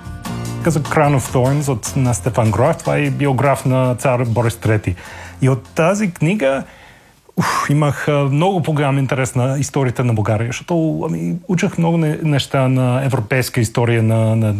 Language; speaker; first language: Bulgarian; non-native, learner; English